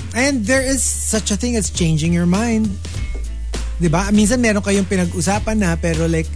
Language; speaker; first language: English; non-native, local second language; Filipino